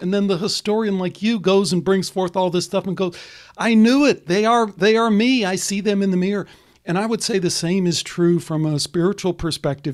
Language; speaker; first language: English; native; English